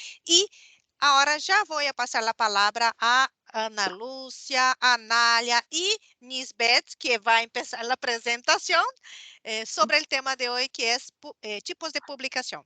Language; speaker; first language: Spanish; non-native, fluent; Portuguese